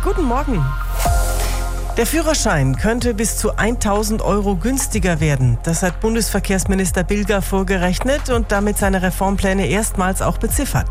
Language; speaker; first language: German; native; German